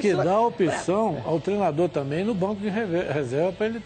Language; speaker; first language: Portuguese; native; Portuguese